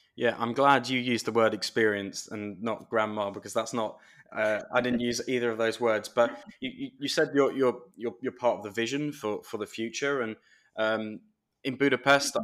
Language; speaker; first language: English; native; English